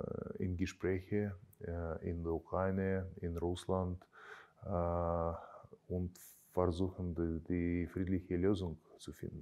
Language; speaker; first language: German; non-native, fluent; Russian